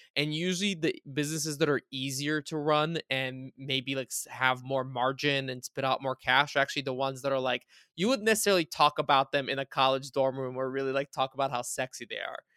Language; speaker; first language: English; early bilingual, other home language; Bulgarian